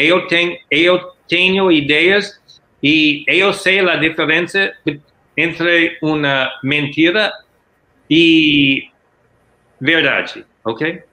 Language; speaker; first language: Portuguese; non-native, learner; English